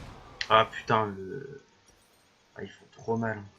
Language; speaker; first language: French; native; French